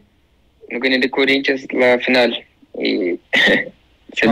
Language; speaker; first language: French; non-native, learner; Portuguese